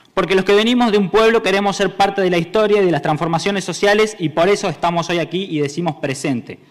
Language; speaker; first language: Spanish; native; Spanish